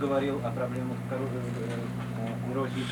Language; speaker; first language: Russian; native; Russian